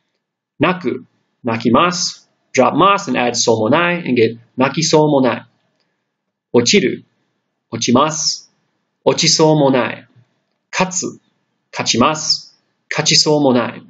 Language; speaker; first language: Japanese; non-native, fluent; English